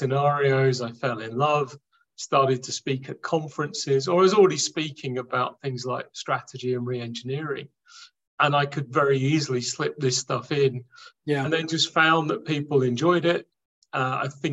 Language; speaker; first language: English; native; English